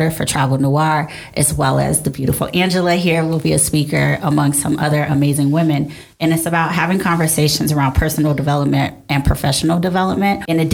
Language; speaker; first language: English; native; English